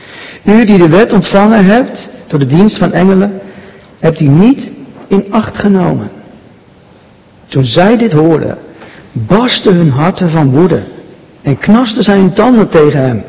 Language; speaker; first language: Dutch; native; Dutch